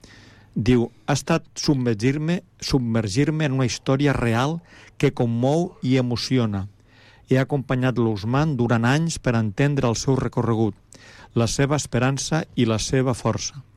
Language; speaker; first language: Catalan; native; Catalan